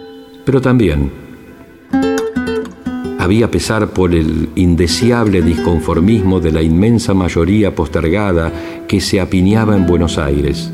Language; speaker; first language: Spanish; native; Spanish